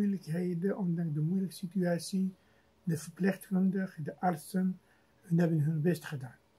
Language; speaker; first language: Dutch; non-native, fluent; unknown